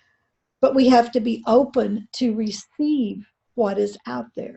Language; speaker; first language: English; native; English